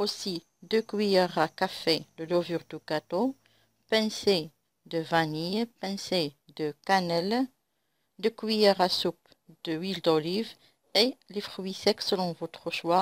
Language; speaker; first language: French; non-native, local second language; Arabic